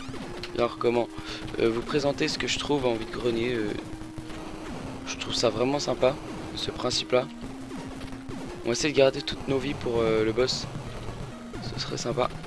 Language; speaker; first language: French; native; French